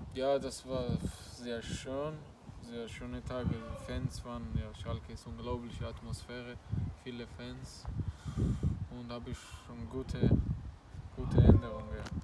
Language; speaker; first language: German; non-native, fluent; Georgian